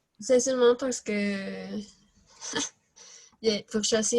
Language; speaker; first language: French; non-native, learner; Spanish